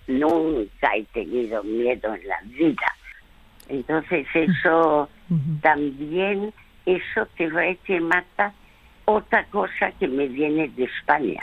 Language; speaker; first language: Spanish; early bilingual, other home language; French